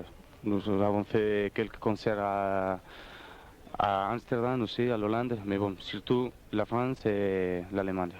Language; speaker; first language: French; non-native, fluent; Spanish